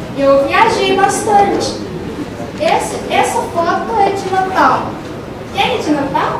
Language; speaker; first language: Portuguese; non-native, fluent; Korean